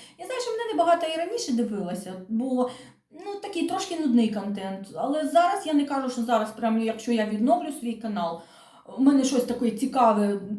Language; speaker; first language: Ukrainian; non-native, local second language; Russian